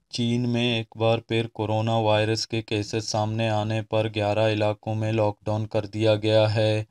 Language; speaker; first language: Urdu; non-native, local second language; Baluchi